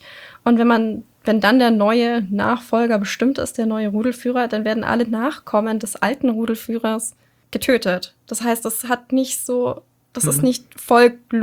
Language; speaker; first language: German; native; German